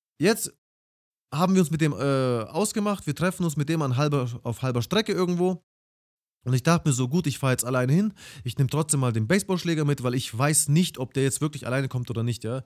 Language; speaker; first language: German; early bilingual, other home language; Russian